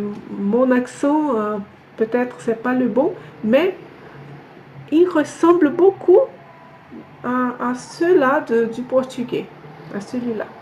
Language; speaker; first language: French; non-native, fluent; Portuguese